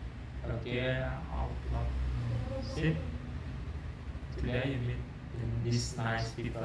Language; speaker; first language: English; non-native, learner; Indonesian